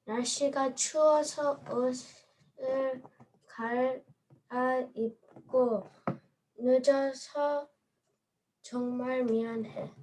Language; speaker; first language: Korean; non-native, learner; English